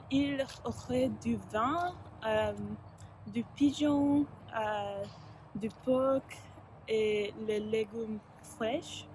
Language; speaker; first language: French; non-native, learner; English